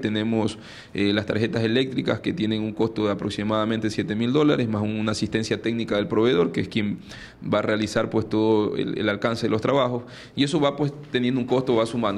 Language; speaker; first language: Spanish; native; Spanish